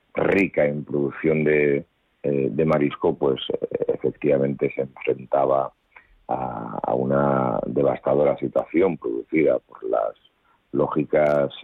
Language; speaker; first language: Spanish; native; Spanish